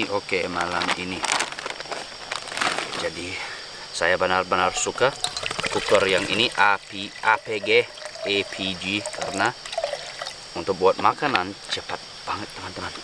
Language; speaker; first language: Indonesian; non-native, learner; English